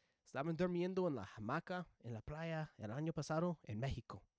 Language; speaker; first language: Spanish; non-native, learner; English